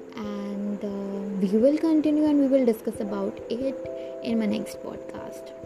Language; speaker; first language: English; non-native, local second language; Hindi